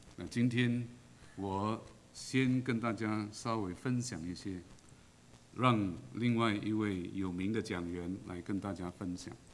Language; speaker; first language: Chinese; native; Chinese